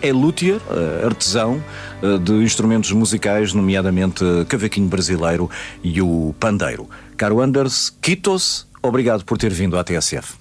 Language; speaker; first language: Portuguese; native; Portuguese